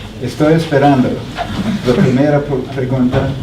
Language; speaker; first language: Spanish; non-native, fluent; English